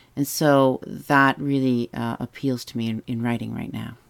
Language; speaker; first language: English; native; English